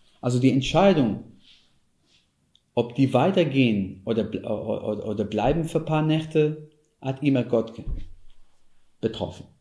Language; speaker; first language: German; non-native, fluent; Hebrew